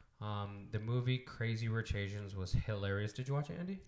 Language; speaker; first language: English; early bilingual, other home language; Spanish